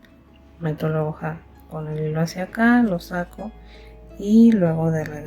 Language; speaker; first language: Spanish; native; Spanish